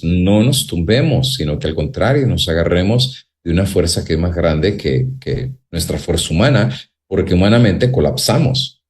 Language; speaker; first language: Spanish; native; Spanish